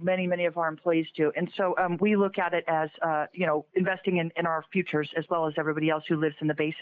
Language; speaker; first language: English; native; English